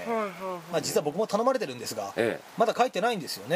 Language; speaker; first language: Japanese; native; Japanese